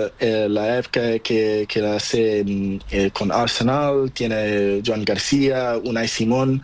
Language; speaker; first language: Spanish; non-native, learner; Portuguese